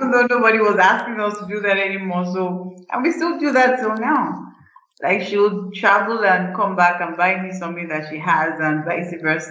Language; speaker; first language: English; non-native, local second language; Yoruba